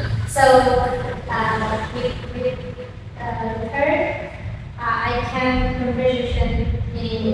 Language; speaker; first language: English; non-native, learner; Indonesian